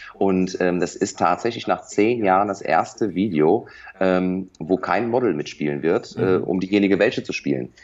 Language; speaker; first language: German; native; German